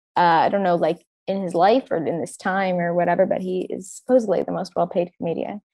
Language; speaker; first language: English; native; English